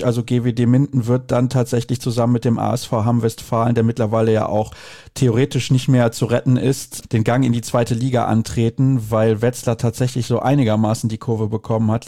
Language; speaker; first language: German; native; German